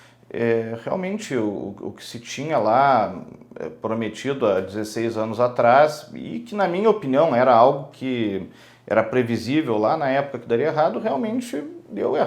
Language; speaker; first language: Portuguese; native; Portuguese